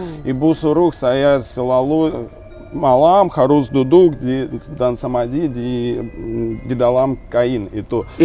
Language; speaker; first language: Indonesian; non-native, learner; Russian